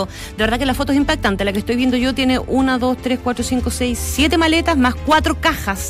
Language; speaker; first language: Spanish; native; Spanish